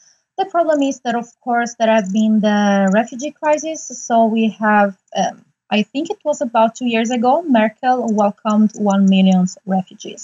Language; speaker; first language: English; non-native, fluent; Italian